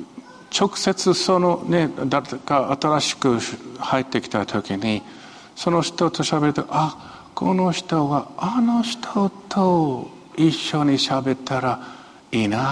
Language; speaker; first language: Japanese; non-native, fluent; Chinese